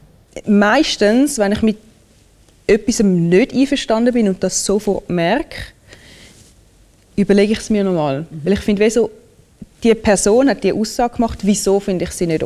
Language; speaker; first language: German; early bilingual, other home language; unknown